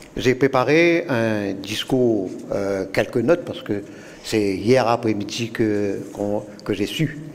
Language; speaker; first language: French; non-native, local second language; Morisyen